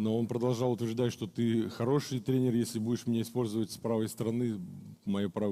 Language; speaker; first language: Russian; native; Russian